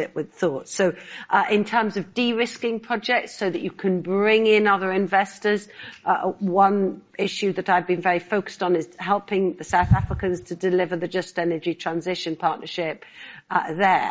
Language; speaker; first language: English; native; English